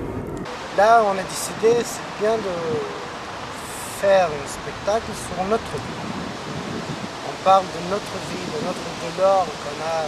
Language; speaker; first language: French; non-native, fluent; Persian